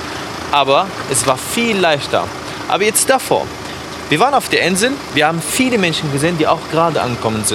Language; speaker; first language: German; non-native, fluent; Arabic